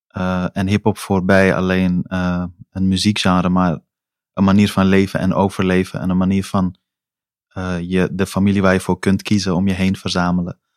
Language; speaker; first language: Dutch; early bilingual, other home language; Persian